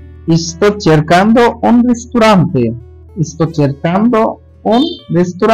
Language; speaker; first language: Italian; non-native, fluent; Bangla